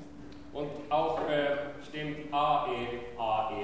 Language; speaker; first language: German; non-native, learner; Swedish